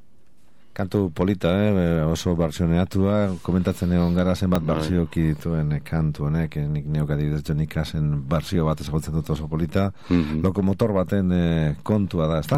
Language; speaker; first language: Basque; native; Basque